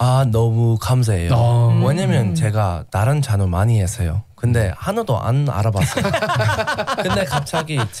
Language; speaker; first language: Korean; non-native, learner; English